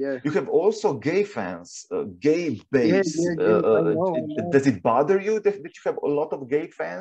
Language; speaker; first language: English; non-native, fluent; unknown